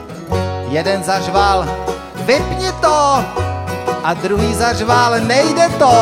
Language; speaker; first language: Czech; native; Czech